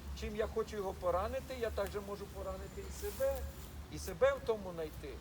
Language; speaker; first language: Ukrainian; native; Ukrainian